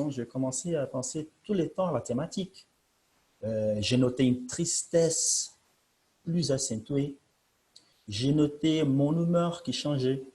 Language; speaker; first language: French; non-native, fluent; Portuguese